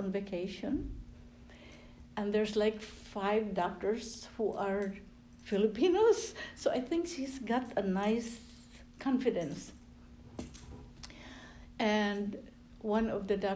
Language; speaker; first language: English; non-native, local second language; Filipino